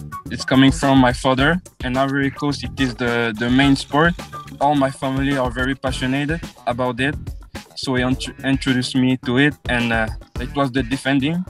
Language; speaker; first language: English; non-native, fluent; French